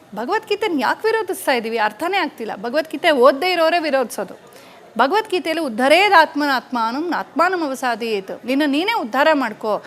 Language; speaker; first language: Kannada; native; Kannada